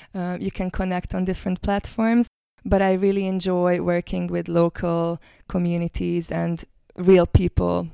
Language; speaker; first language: English; non-native, fluent; Hungarian